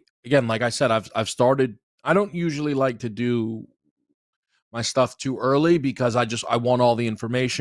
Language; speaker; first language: English; native; English